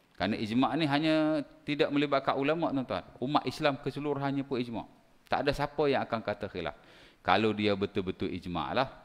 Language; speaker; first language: Malay; native; Malay